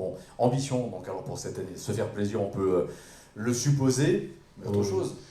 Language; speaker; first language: French; native; French